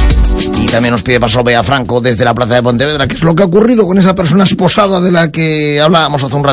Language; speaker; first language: Spanish; native; Spanish